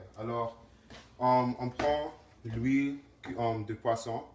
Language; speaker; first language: French; non-native, learner; English